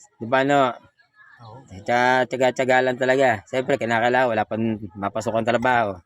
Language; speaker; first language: Filipino; native; Filipino